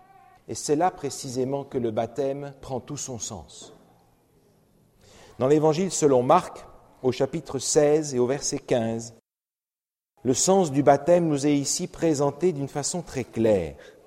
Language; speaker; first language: French; native; French